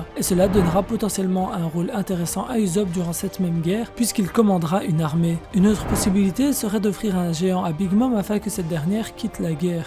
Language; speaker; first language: French; native; French